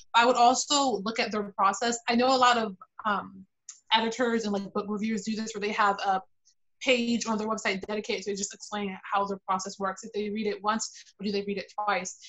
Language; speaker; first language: English; native; English